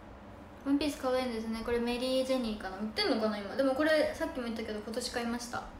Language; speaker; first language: Japanese; native; Japanese